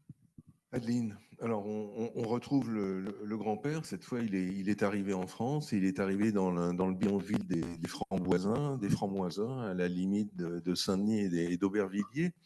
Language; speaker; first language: French; native; French